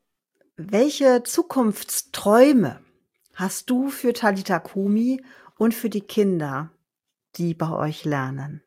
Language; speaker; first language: German; native; German